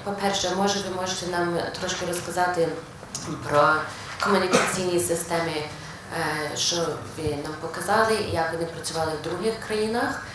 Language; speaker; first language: Ukrainian; early bilingual, heritage; Ukrainian